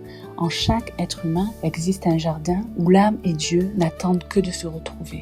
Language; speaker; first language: French; native; French